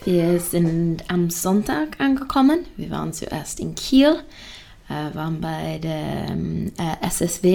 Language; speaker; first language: German; non-native, fluent; English